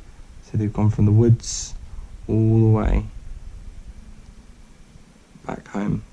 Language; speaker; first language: English; native; English